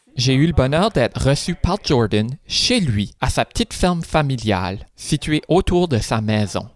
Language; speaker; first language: French; native; French